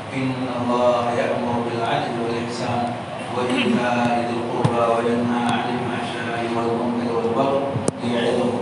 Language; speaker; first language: Urdu; native; Urdu